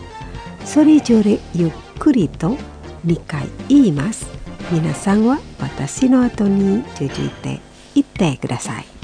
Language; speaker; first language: Japanese; non-native, fluent; Indonesian